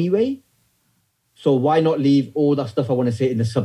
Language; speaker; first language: English; native; English